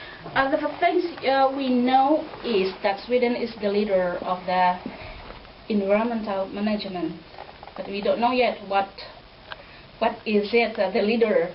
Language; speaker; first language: English; non-native, fluent; Indonesian